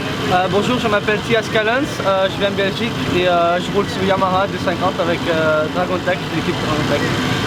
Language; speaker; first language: French; non-native, local second language; Dutch